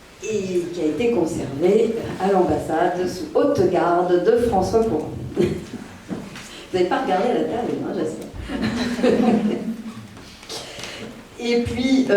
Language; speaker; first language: French; native; French